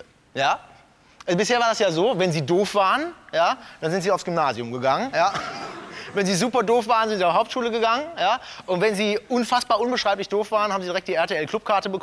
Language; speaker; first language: German; native; German